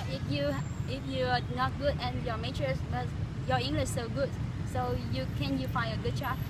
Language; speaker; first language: English; non-native, learner; Vietnamese